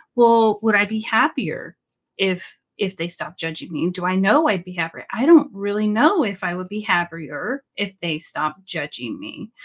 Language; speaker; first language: English; native; English